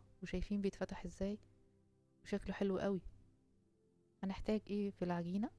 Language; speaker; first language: Arabic; native; Arabic